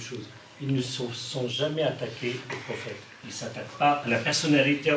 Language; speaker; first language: French; native; French